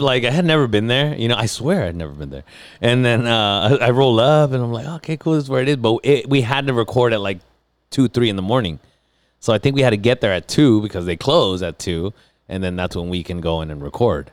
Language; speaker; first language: English; early bilingual, other home language; Spanish